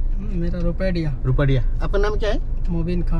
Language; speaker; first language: Hindi; native; Hindi